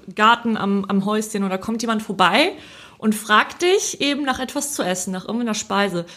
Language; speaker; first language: German; early bilingual, other home language; Polish